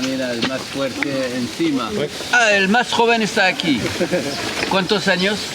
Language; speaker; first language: Spanish; non-native, learner; French